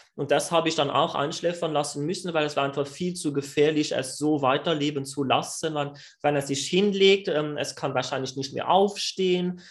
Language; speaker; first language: German; non-native, fluent; French